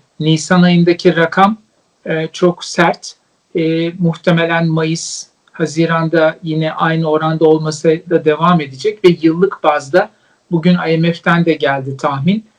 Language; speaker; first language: Turkish; native; Turkish